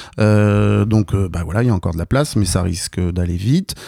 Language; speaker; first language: French; native; French